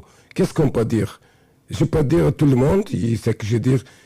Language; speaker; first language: French; non-native, fluent; Portuguese